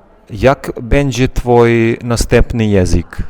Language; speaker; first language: Polish; non-native, learner; Serbian